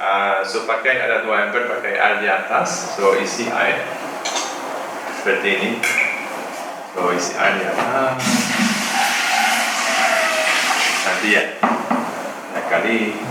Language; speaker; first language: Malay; non-native, learner; Dutch